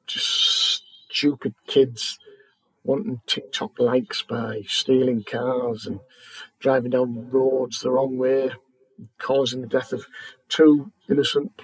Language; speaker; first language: English; native; English